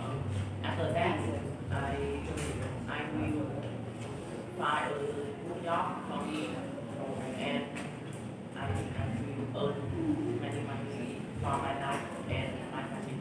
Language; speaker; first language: English; non-native, learner; Vietnamese